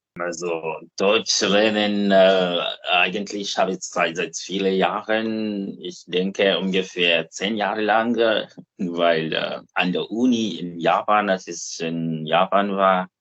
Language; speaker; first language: German; non-native, fluent; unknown